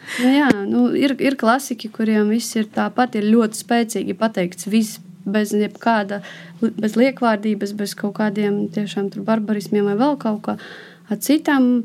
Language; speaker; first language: Latvian; non-native, local second language; Russian